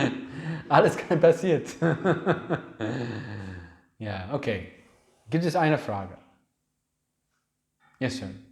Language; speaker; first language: German; non-native, learner; English